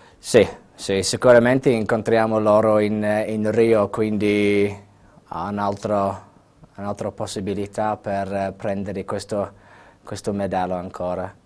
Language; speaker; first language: Italian; non-native, learner; English